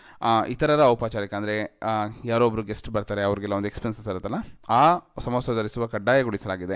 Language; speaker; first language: Kannada; native; Kannada